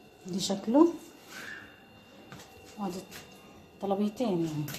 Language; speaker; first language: Arabic; native; Arabic